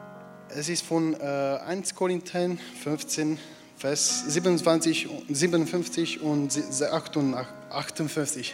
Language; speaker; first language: German; non-native, fluent; Romanian